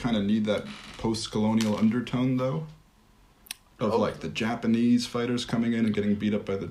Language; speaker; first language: English; native; English